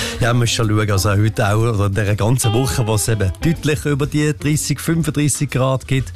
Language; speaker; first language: German; native; German